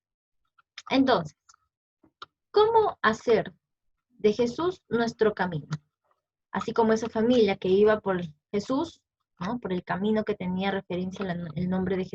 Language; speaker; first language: Spanish; native; Spanish